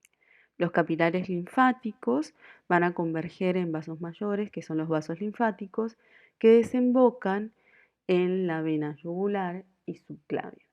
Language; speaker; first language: Spanish; native; Spanish